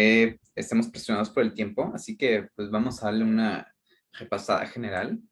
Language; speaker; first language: Spanish; native; Spanish